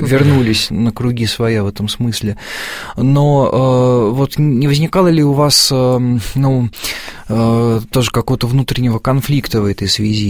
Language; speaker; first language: Russian; native; Russian